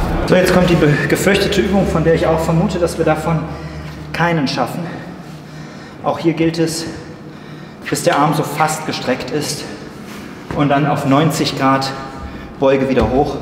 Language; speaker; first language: German; native; German